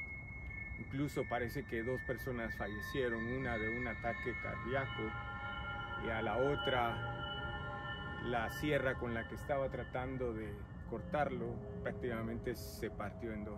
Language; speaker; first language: Spanish; native; Spanish